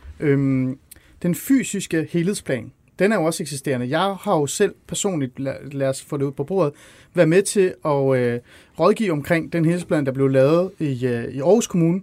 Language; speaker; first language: Danish; early bilingual, other home language; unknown